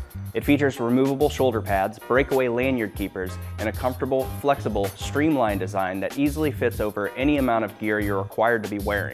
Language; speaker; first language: English; native; English